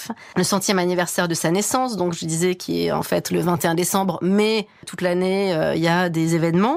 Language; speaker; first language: French; native; French